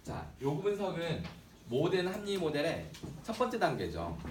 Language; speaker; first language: Korean; native; Korean